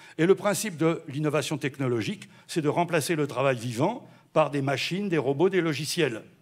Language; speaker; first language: French; native; French